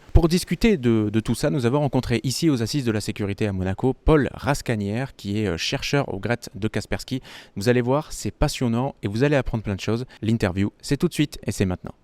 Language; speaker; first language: French; native; French